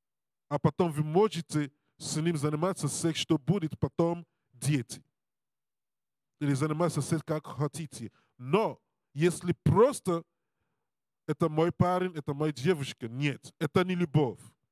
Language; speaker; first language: Russian; non-native, learner; Portuguese